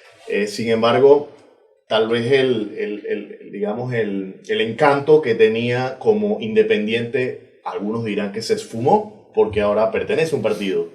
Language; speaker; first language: Spanish; native; Spanish